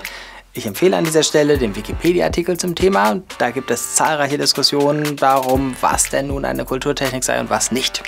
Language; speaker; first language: German; native; German